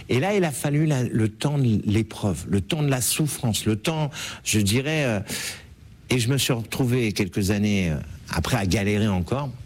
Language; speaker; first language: French; native; French